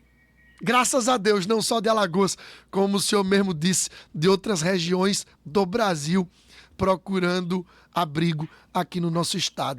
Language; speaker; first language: Portuguese; native; Portuguese